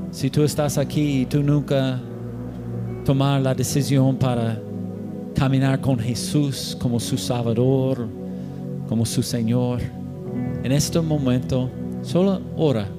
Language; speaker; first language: Spanish; non-native, learner; English